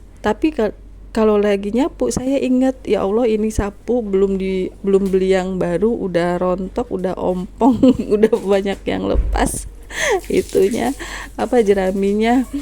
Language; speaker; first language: Indonesian; non-native, local second language; Sundanese